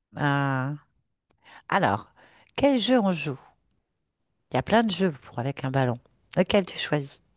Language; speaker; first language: French; native; French